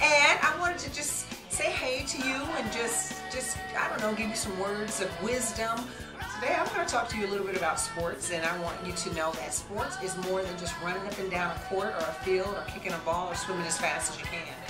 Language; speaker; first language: English; native; English